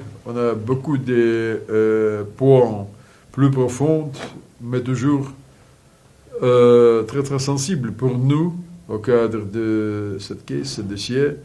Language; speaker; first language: French; non-native, fluent; Russian